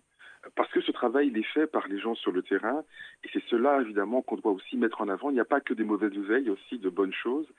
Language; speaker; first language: French; native; French